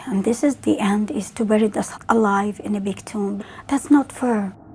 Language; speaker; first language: English; non-native, fluent; Arabic